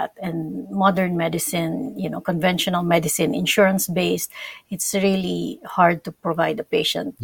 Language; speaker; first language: English; non-native, local second language; Filipino